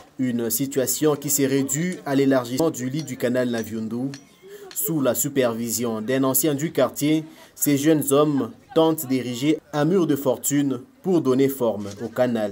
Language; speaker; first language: French; non-native, local second language; Swahili